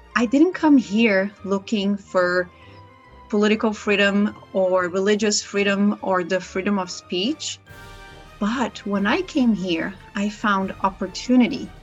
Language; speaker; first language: English; non-native, fluent; Portuguese